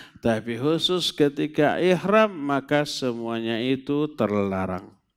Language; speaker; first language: Indonesian; non-native, local second language; Sundanese